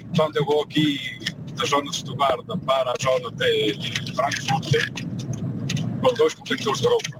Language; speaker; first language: Portuguese; native; Portuguese